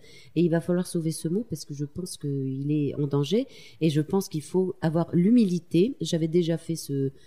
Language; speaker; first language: French; native; French